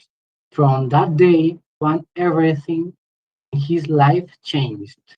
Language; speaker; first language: English; non-native, learner; Spanish